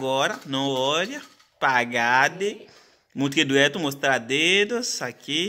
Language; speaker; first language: Portuguese; non-native, learner; Haitian Creole